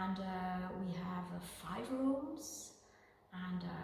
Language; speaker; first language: English; non-native, fluent; Portuguese